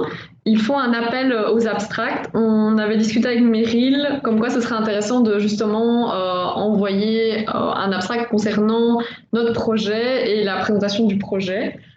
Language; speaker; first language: French; native; French